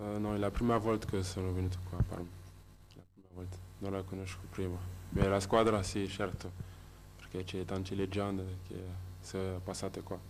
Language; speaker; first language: Italian; non-native, fluent; French